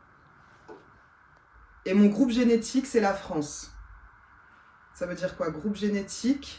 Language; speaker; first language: French; native; French